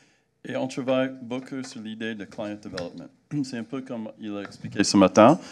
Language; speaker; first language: French; non-native, fluent; English